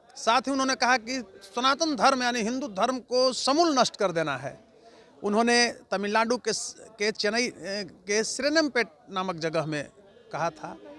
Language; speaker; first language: Hindi; native; Hindi